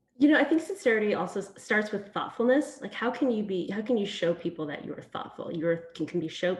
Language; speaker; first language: English; early bilingual, other home language; Vietnamese